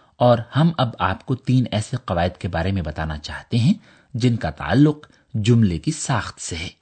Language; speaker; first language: Urdu; native; Urdu